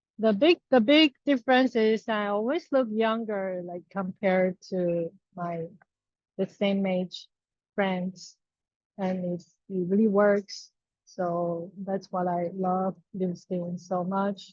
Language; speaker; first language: English; non-native, learner; Chinese